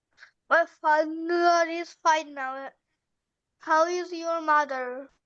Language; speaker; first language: English; non-native, learner; Bangla